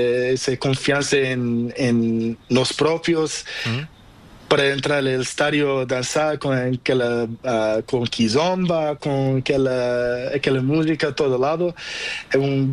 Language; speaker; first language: Spanish; non-native, learner; Portuguese